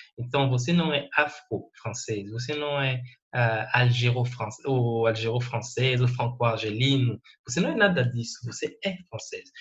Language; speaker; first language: Portuguese; non-native, fluent; French